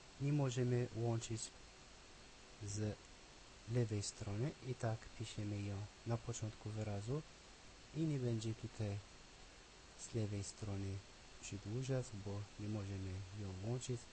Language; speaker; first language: Polish; non-native, learner; Arabic